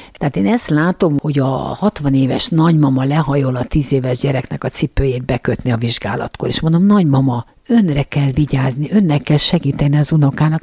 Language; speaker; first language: Hungarian; native; Hungarian